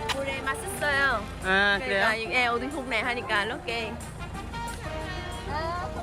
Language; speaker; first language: Korean; non-native, learner; Thai